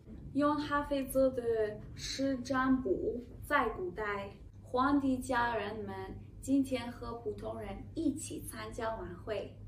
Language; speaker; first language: Chinese; non-native, fluent; Persian